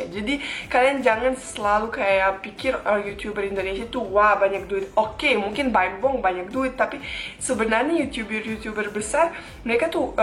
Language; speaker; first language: Indonesian; non-native, fluent; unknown